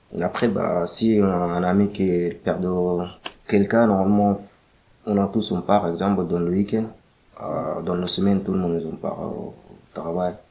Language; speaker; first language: French; non-native, learner; Arabic